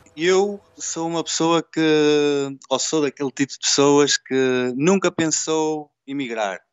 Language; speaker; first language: Portuguese; native; Portuguese